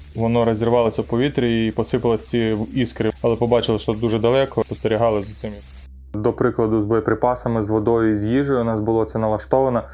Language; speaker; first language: Ukrainian; non-native, local second language; Russian